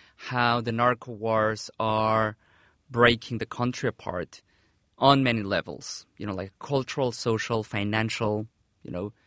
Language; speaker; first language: English; non-native, fluent; Spanish